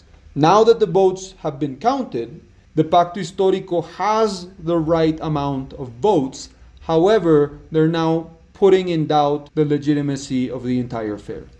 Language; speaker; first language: English; non-native, fluent; Spanish